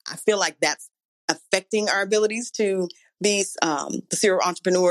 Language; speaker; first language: English; native; English